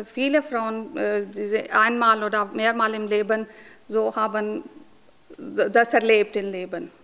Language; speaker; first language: German; non-native, learner; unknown